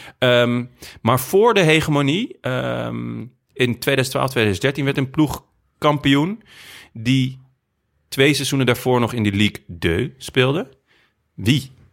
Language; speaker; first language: Dutch; native; Dutch